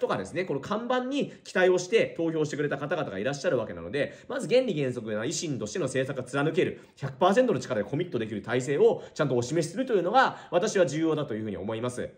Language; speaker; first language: Japanese; native; Japanese